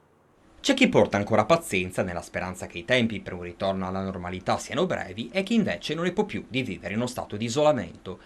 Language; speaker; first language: Italian; native; Italian